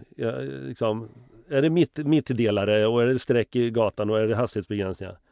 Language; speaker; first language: Swedish; native; Swedish